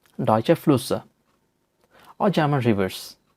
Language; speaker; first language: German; non-native, fluent; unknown